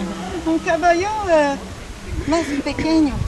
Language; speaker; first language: Spanish; non-native, learner; French